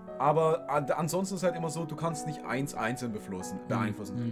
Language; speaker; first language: German; native; German